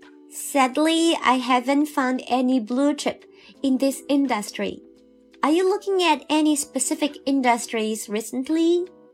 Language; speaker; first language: English; non-native, fluent; Chinese